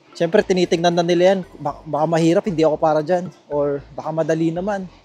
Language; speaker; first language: Filipino; native; Filipino